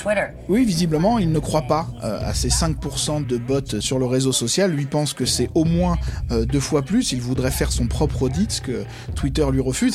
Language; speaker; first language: French; native; French